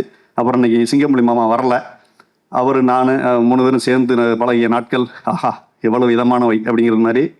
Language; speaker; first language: Tamil; native; Tamil